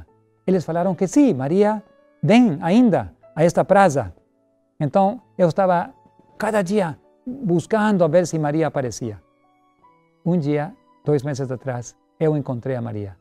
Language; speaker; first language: Portuguese; non-native, learner; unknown